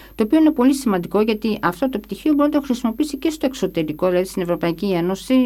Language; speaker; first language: Greek; early bilingual, other home language; English